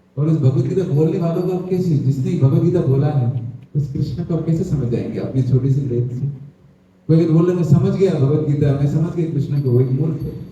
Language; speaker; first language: Hindi; non-native, local second language; Odia